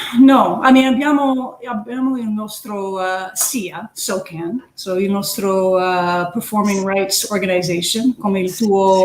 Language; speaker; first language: Italian; early bilingual, heritage; English